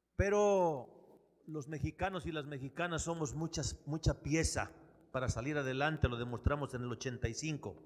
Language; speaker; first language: Spanish; native; Spanish